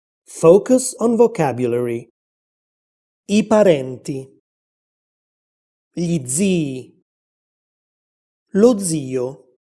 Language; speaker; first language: Italian; native; Italian